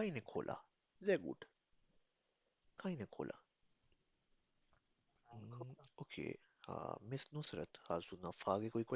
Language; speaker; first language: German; non-native, fluent; Urdu